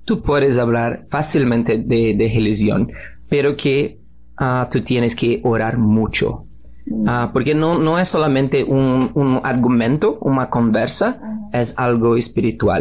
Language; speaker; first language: Spanish; non-native, learner; Portuguese